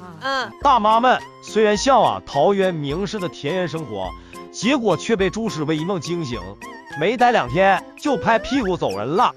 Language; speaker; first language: Chinese; native; Chinese